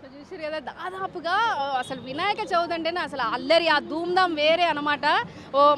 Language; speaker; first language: Telugu; native; Telugu